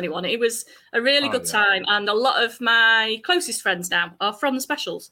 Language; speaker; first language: English; native; English